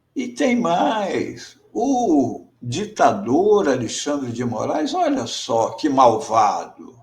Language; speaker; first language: Portuguese; native; Portuguese